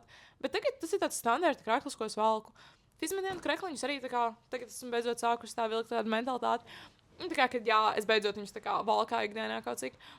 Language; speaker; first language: Latvian; native; Latvian